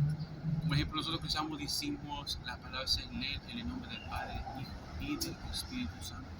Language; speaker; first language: Spanish; non-native, fluent; English